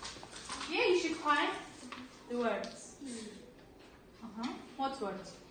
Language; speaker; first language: English; non-native, learner; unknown